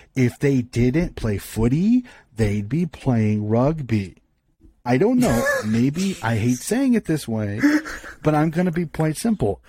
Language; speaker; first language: English; native; English